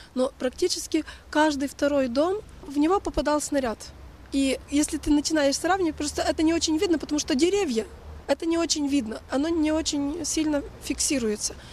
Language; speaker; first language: Russian; non-native, local second language; Ukrainian